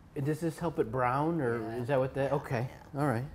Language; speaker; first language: English; native; English